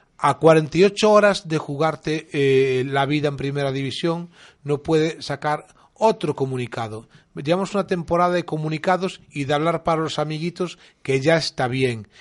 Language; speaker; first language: Spanish; native; Spanish